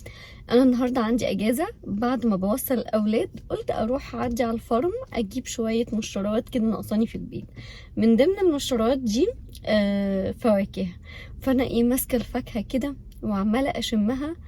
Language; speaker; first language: Arabic; native; Arabic